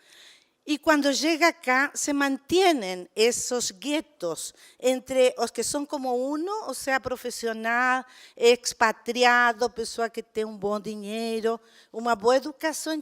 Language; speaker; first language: Portuguese; non-native, fluent; Spanish